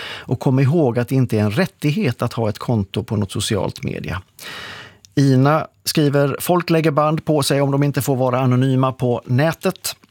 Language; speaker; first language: Swedish; native; Swedish